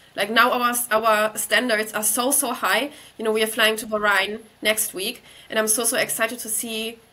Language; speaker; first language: English; non-native, fluent; German